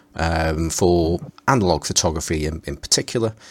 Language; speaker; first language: English; native; English